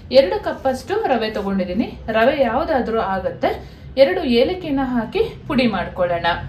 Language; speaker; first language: Kannada; non-native, local second language; Kodava